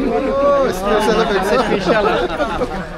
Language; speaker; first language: English; non-native, local second language; Filipino